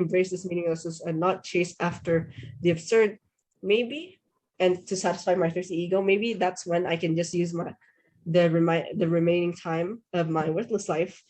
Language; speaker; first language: English; non-native, fluent; Indonesian